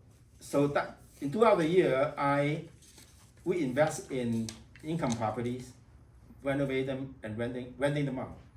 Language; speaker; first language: English; non-native, fluent; Vietnamese